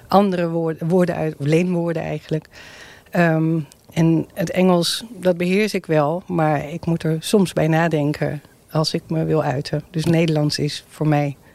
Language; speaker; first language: Dutch; native; Dutch